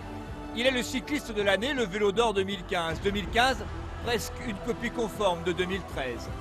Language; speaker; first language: French; native; French